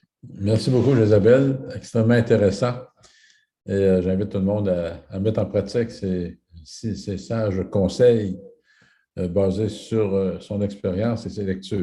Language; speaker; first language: French; native; French